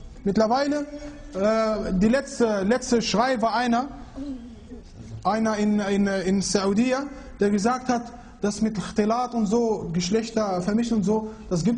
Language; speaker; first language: German; early bilingual, other home language; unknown